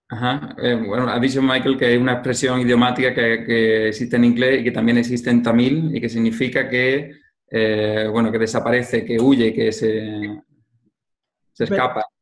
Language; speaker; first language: Spanish; native; Spanish